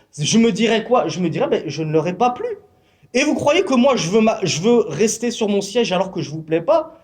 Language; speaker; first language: French; native; French